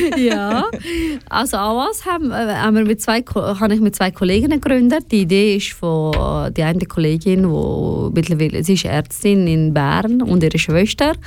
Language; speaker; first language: German; early bilingual, other home language; Persian